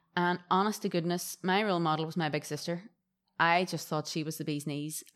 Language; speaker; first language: English; native; English